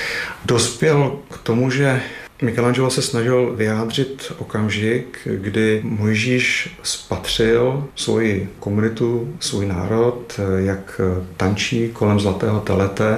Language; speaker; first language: Czech; native; Czech